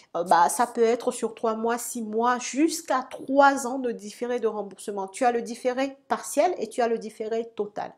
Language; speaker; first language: French; native; French